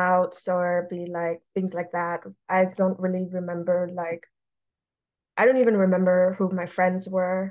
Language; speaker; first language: English; early bilingual, other home language; Russian